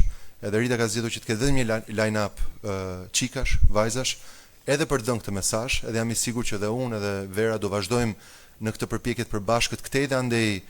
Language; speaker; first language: Albanian; native; Albanian